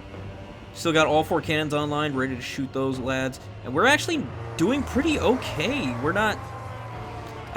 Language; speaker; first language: English; native; English